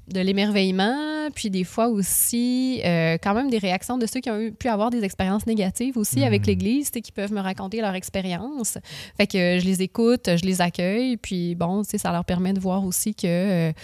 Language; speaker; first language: French; native; French